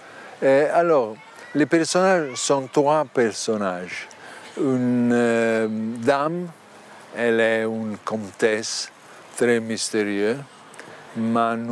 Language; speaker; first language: French; non-native, learner; Italian